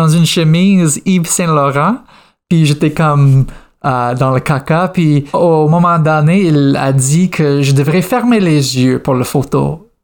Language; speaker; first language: French; non-native, fluent; English